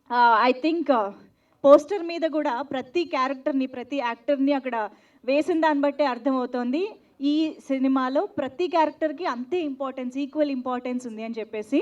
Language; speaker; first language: Telugu; native; Telugu